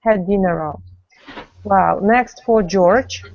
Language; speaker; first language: English; non-native, fluent; Russian